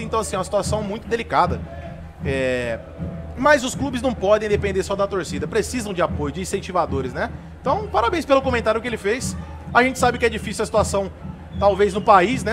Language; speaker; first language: Portuguese; native; Portuguese